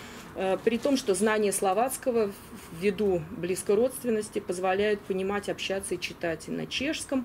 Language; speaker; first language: Russian; native; Russian